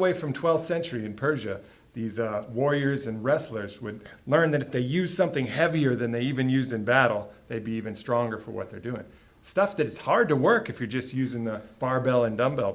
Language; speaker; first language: English; native; English